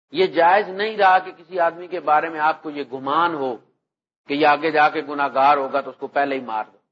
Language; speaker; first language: Urdu; non-native, local second language; Punjabi